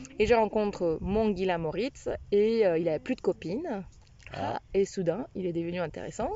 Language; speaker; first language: French; non-native, fluent; Spanish